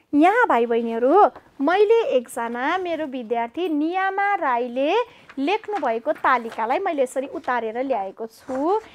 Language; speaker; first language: Nepali; native; Nepali